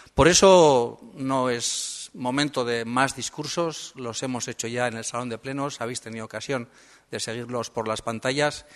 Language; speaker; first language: Spanish; native; Spanish